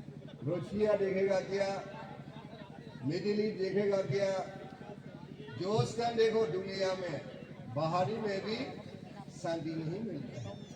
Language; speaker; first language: Hindi; non-native, fluent; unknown